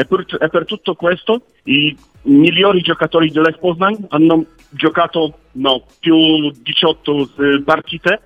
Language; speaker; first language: Italian; non-native, learner; Polish